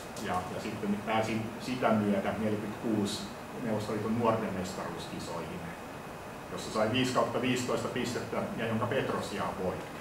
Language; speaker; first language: Finnish; native; Finnish